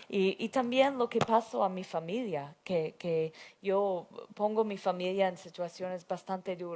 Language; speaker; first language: Spanish; non-native, fluent; English